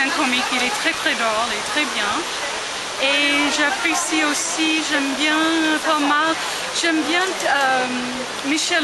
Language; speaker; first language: French; non-native, fluent; English